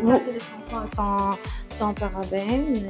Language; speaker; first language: French; non-native, learner; Arabic